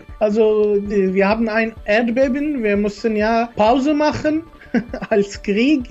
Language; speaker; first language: German; non-native, learner; Arabic